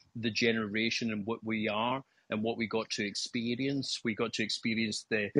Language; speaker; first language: English; native; English